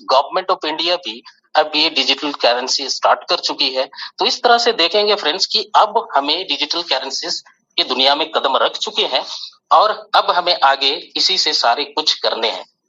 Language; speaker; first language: Hindi; native; Hindi